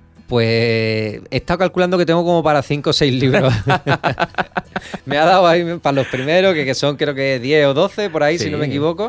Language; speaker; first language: Spanish; native; Spanish